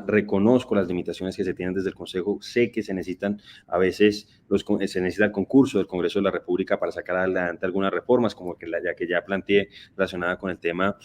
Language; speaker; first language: Spanish; native; Spanish